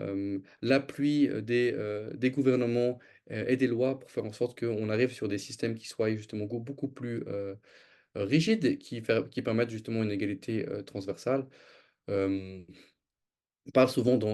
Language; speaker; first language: French; native; French